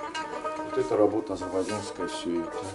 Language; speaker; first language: Russian; non-native, local second language; Azerbaijani